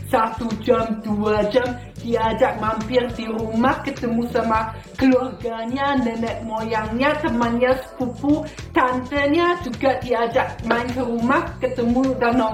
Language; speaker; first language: Indonesian; non-native, fluent; German